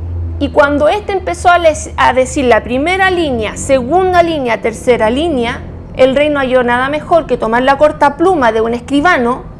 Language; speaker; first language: Spanish; native; Spanish